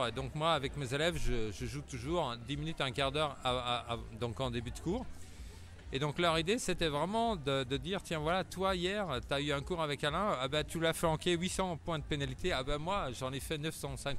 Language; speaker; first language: French; native; French